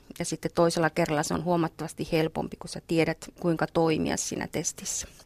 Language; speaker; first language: Finnish; native; Finnish